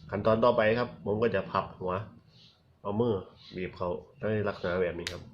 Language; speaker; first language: Thai; non-native, local second language; Northeastern Thai